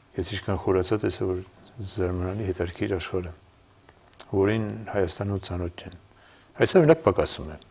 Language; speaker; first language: Armenian; native; Armenian